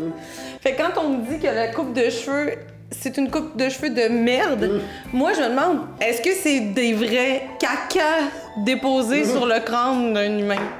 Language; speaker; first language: French; native; French